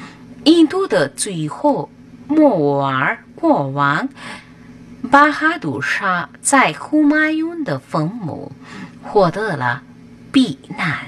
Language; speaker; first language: Chinese; non-native, learner; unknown